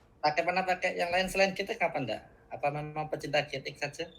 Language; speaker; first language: Indonesian; native; Indonesian